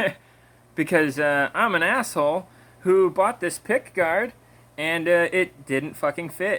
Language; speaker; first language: English; native; English